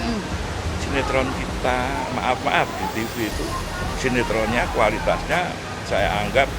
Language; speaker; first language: Indonesian; native; Indonesian